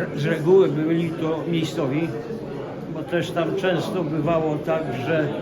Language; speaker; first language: Polish; native; Polish